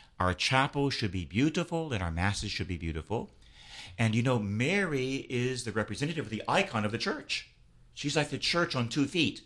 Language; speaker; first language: English; native; English